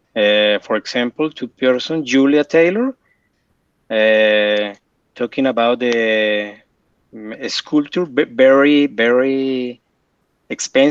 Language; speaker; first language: English; non-native, learner; Spanish